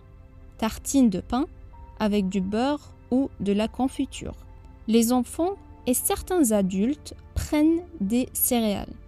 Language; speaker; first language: French; non-native, fluent; Arabic